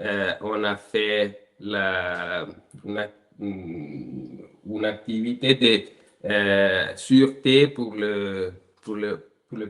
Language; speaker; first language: French; non-native, learner; Italian